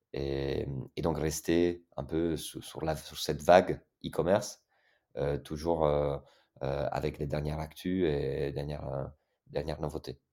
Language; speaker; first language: French; non-native, fluent; Italian